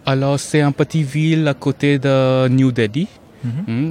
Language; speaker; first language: French; non-native, learner; Hindi